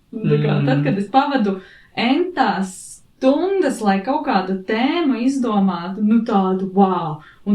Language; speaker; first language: Latvian; native; Latvian